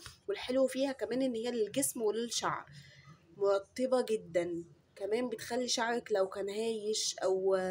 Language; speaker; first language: Arabic; native; Arabic